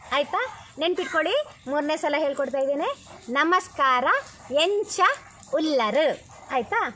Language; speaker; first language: Kannada; non-native, local second language; Tulu